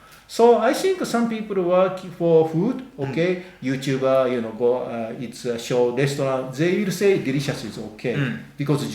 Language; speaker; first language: English; non-native, learner; Japanese